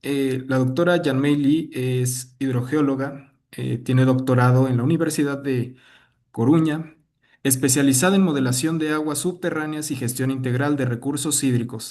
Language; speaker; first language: Spanish; native; Spanish